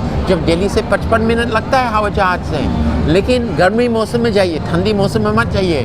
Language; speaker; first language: Hindi; non-native, learner; English